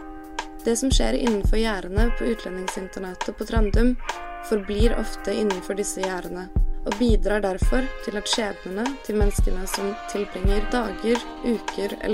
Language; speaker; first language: Norwegian; native; Norwegian